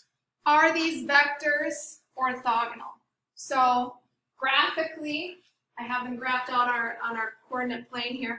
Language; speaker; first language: English; native; English